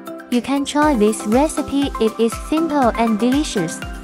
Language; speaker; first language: English; non-native, learner; Chinese